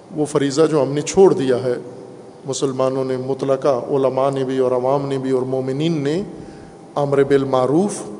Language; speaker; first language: Urdu; non-native, local second language; Punjabi